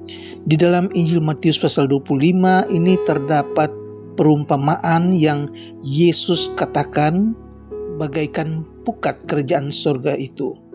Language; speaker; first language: Indonesian; native; Indonesian